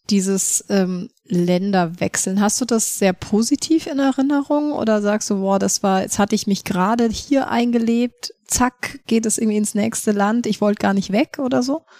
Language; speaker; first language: German; native; German